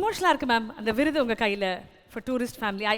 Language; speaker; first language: Tamil; native; Tamil